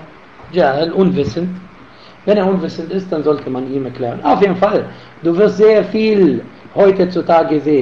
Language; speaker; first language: German; non-native, fluent; Arabic